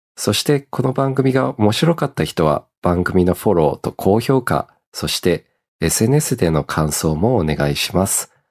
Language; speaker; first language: Japanese; early bilingual, heritage; Japanese